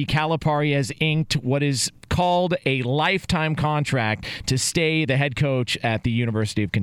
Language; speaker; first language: English; native; English